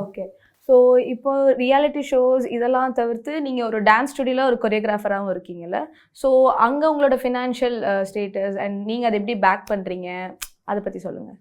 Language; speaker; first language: Tamil; native; Tamil